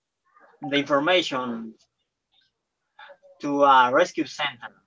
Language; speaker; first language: English; non-native, learner; Spanish